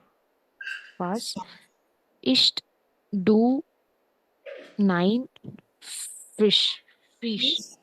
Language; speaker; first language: German; non-native, learner; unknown